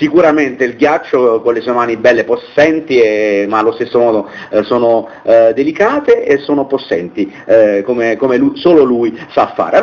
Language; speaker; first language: Italian; native; Italian